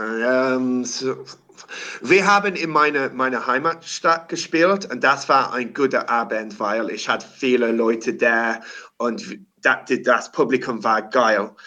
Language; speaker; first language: German; non-native, learner; English